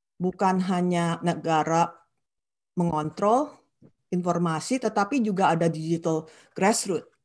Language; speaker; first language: Indonesian; non-native, local second language; Sundanese